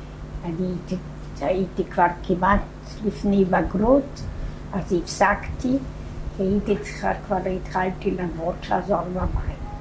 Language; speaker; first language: Hebrew; non-native, fluent; Polish